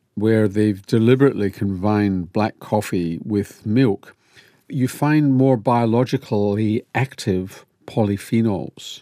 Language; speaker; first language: English; native; English